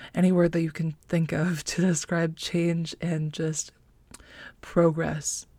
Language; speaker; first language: English; native; English